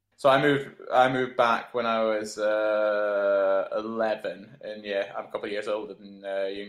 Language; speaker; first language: English; native; English